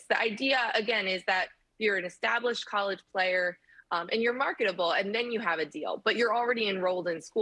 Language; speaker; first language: English; native; English